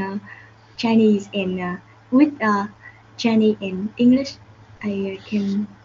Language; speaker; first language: English; non-native, learner; Vietnamese